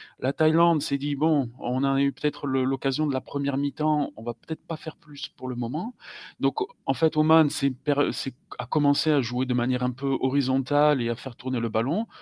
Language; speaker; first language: French; native; French